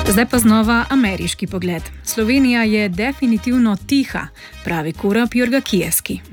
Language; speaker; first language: Slovenian; native; Slovenian